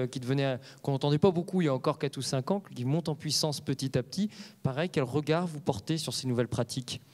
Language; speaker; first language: French; native; French